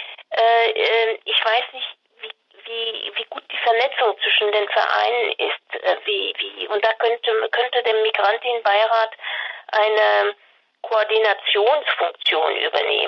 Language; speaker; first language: German; non-native, fluent; French